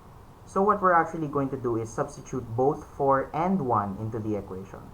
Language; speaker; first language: English; non-native, local second language; Filipino